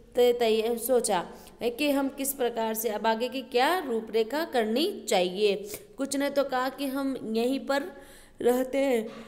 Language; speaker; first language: Hindi; native; Hindi